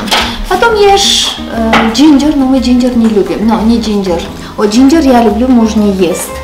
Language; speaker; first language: Russian; non-native, fluent; Armenian